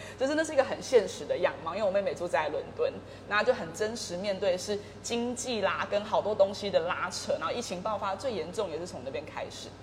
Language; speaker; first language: Chinese; native; Chinese